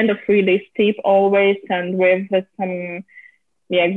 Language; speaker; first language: English; non-native, fluent; Russian